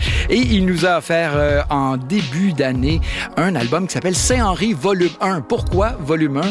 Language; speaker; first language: French; native; French